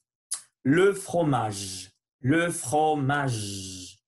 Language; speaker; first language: French; non-native, learner; Spanish